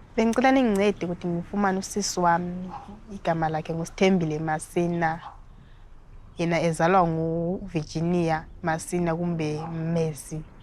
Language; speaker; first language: Zulu; native; Zulu